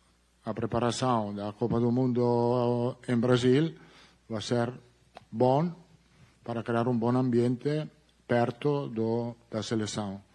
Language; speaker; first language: Portuguese; non-native, fluent; Italian